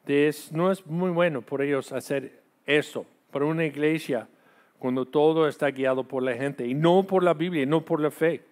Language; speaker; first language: Spanish; non-native, fluent; English